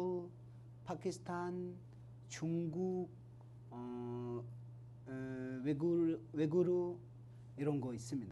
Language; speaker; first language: Korean; non-native, learner; Tibetan